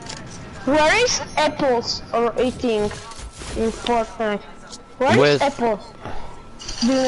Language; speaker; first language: English; non-native, learner; Slovak